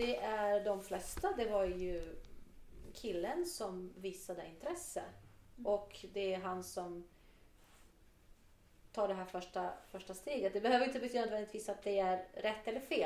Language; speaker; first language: Swedish; non-native, fluent; Portuguese